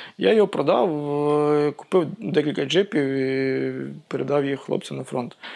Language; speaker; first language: Ukrainian; native; Ukrainian